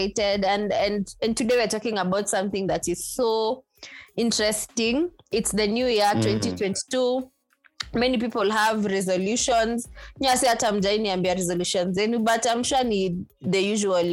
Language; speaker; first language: English; non-native, local second language; Swahili